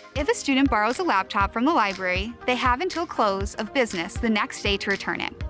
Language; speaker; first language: English; native; English